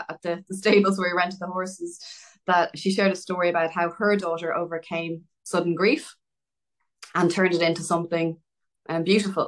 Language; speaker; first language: English; native; English